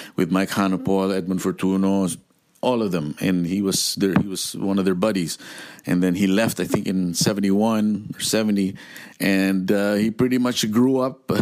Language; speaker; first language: English; non-native, local second language; Filipino